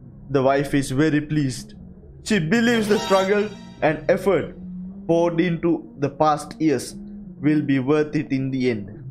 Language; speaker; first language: English; non-native, local second language; Sinhala